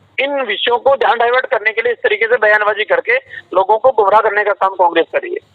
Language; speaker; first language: Hindi; native; Hindi